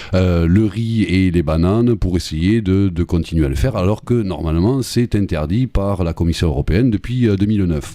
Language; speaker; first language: French; native; French